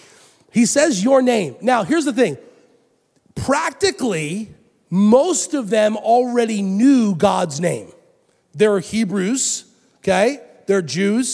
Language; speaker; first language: English; native; English